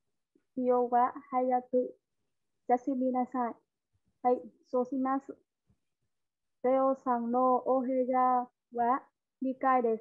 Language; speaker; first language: Japanese; non-native, learner; Vietnamese